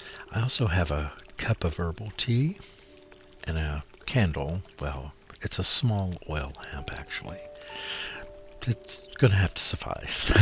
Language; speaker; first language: English; native; English